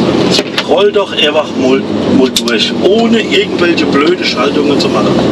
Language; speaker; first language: German; native; German